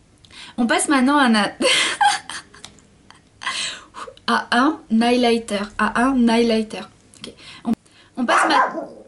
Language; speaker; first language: French; native; French